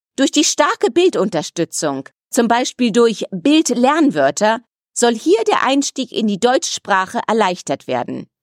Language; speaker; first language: German; native; German